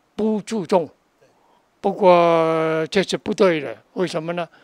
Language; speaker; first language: Chinese; non-native, local second language; Cantonese